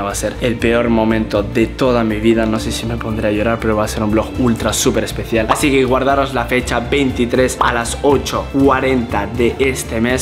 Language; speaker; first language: Spanish; native; Spanish